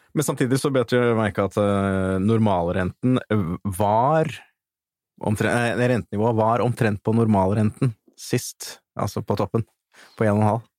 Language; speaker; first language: Norwegian; native; Norwegian